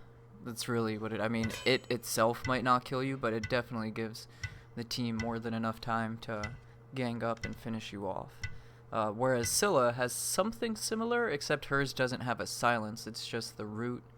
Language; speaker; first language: English; native; English